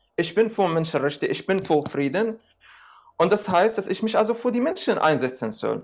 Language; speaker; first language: German; non-native, fluent; Arabic